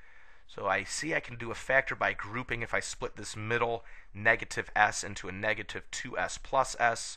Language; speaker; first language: English; native; English